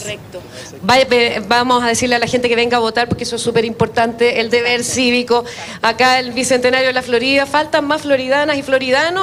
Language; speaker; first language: Spanish; native; Spanish